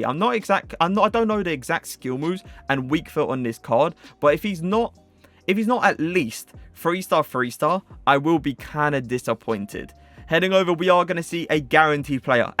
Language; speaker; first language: English; native; English